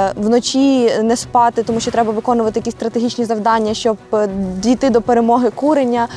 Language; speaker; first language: Ukrainian; native; Ukrainian